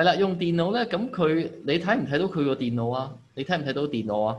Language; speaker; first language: Cantonese; native; Cantonese